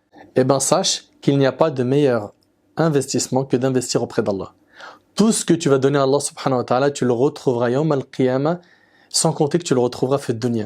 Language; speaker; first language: French; native; French